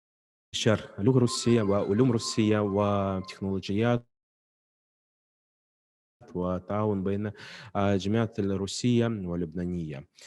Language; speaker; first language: Arabic; non-native, fluent; Russian